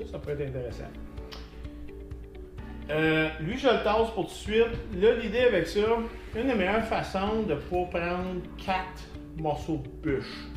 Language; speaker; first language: French; native; French